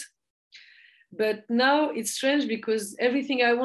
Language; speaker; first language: English; non-native, fluent; French